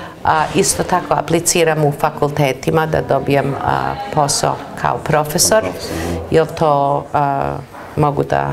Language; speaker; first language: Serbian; early bilingual, heritage; Serbian